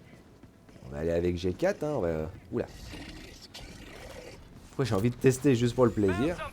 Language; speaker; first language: French; native; French